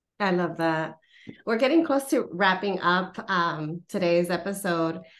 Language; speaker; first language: English; early bilingual, other home language; Spanish